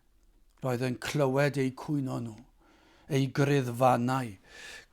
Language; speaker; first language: Welsh; native; Welsh